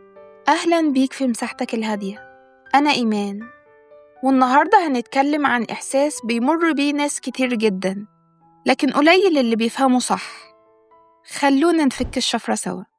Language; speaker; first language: Arabic; native; Arabic